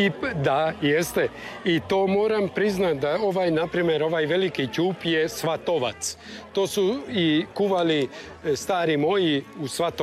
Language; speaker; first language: Serbian; native; Serbian